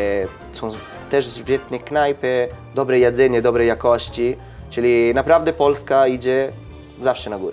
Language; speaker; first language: Polish; non-native, learner; Italian